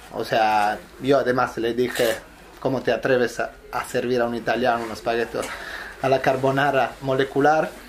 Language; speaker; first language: Spanish; non-native, fluent; Italian